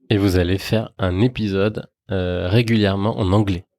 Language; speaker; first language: French; native; French